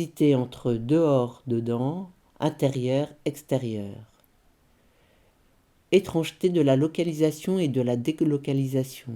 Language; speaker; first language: French; native; French